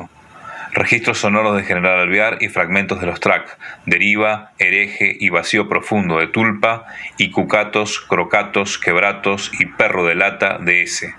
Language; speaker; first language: Spanish; native; Spanish